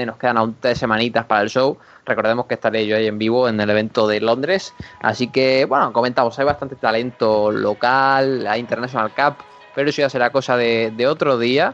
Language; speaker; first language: Spanish; native; Spanish